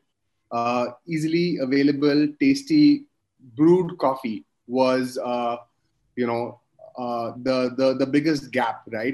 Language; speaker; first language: English; non-native, local second language; Hindi